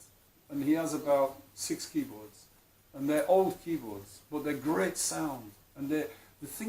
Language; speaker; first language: English; non-native, fluent; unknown